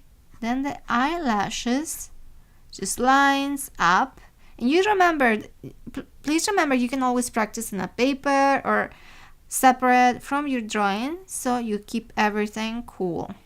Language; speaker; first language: English; non-native, fluent; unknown